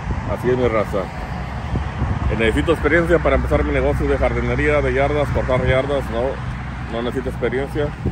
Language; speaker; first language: Spanish; native; Spanish